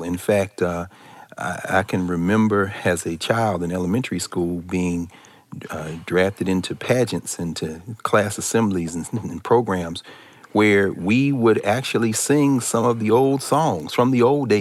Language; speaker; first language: English; native; English